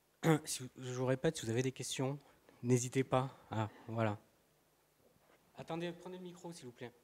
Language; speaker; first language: French; native; French